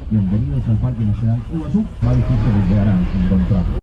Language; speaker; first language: Spanish; native; Spanish